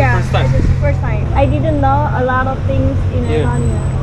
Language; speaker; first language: English; non-native, learner; Korean